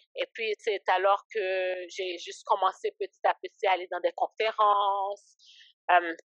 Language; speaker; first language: French; early bilingual, other home language; Haitian Creole